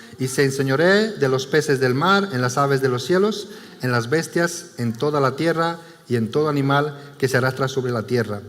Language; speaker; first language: Spanish; non-native, fluent; Romanian